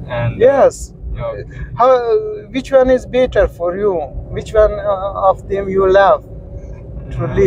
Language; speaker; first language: English; non-native, learner; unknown